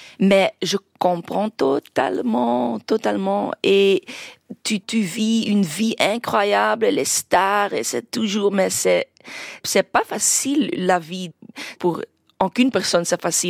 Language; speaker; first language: French; non-native, local second language; Dutch